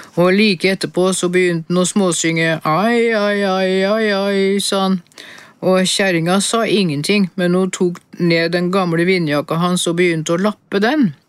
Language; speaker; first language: Norwegian; native; Norwegian